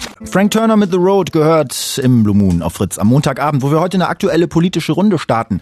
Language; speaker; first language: German; native; German